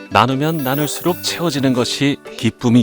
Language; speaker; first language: Korean; native; Korean